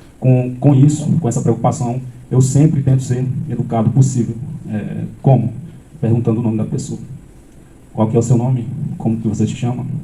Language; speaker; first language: Portuguese; non-native, local second language; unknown